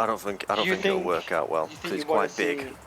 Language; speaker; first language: English; native; English